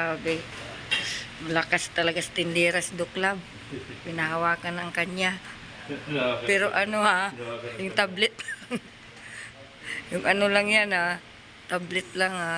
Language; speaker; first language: Filipino; non-native, local second language; Cebuano